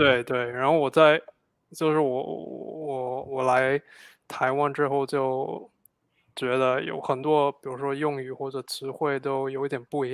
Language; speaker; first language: Chinese; non-native, fluent; English